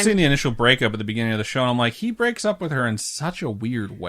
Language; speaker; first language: English; native; English